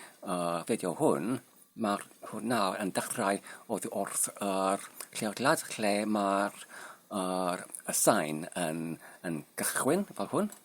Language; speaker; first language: Welsh; non-native, learner; Polish